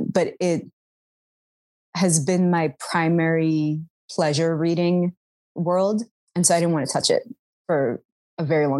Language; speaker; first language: English; early bilingual, other home language; Arabic